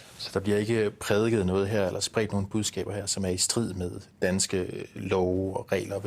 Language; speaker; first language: Danish; native; Danish